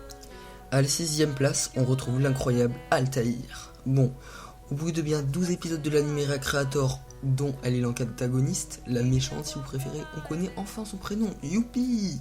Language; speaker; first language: French; native; French